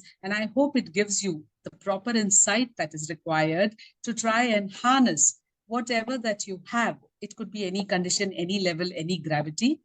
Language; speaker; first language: English; non-native, local second language; Tamil